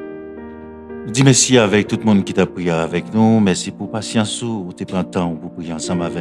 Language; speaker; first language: French; non-native, local second language; Haitian Creole